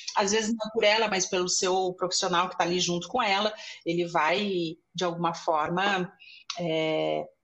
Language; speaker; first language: Portuguese; native; Portuguese